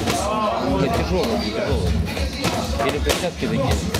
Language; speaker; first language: Russian; native; Russian